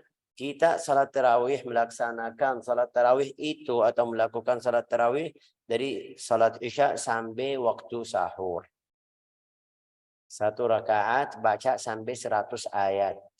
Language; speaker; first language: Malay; non-native, fluent; Arabic